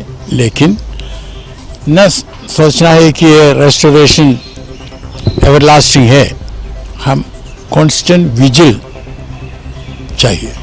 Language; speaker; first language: Hindi; non-native, local second language; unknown